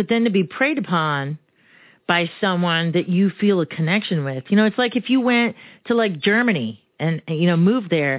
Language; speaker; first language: English; early bilingual, other home language; Romanian